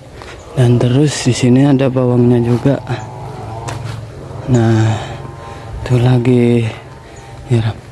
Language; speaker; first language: Indonesian; non-native, local second language; Madurese